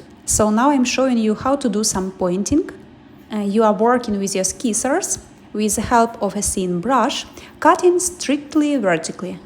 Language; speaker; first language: English; non-native, fluent; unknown